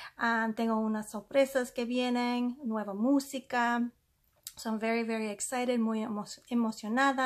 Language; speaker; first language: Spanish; early bilingual, heritage; English